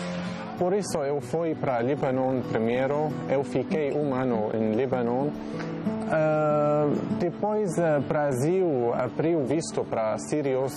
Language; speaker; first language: Portuguese; non-native, learner; Arabic